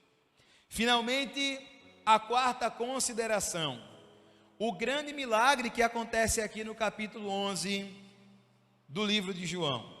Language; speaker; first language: Portuguese; native; Portuguese